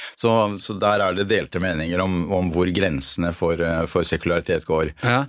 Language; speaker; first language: Norwegian; early bilingual, other home language; Hungarian